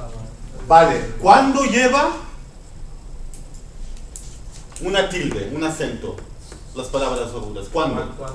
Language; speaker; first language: Spanish; non-native, fluent; Dutch